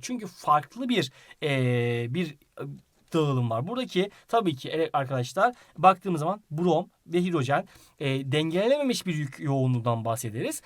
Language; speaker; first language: Turkish; native; Turkish